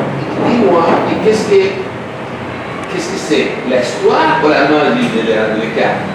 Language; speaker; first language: French; non-native, learner; Spanish